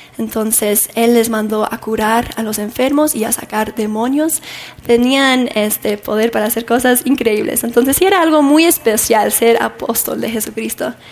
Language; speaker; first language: Spanish; non-native, fluent; English